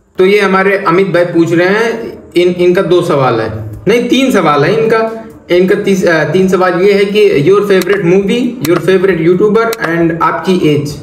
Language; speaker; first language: Hindi; native; Hindi